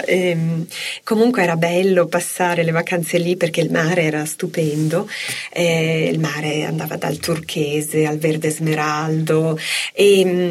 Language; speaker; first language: Italian; native; Italian